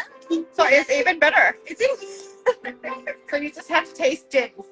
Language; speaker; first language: English; non-native, fluent; Thai